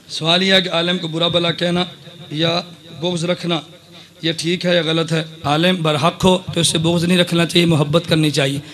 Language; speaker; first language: Urdu; non-native, local second language; Punjabi